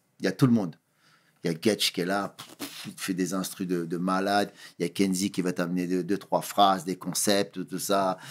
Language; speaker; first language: French; early bilingual, other home language; Kabuverdianu